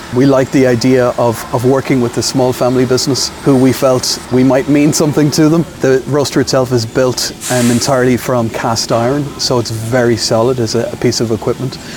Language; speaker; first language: English; native; English